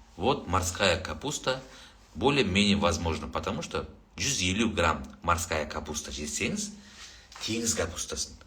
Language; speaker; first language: Russian; non-native, local second language; Kazakh